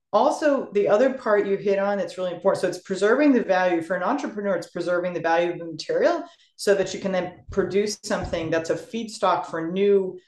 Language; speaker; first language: English; native; English